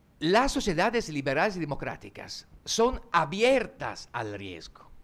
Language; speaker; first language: Spanish; non-native, fluent; Italian